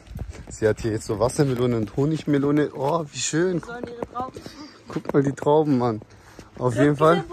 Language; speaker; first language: German; early bilingual, other home language; Turkish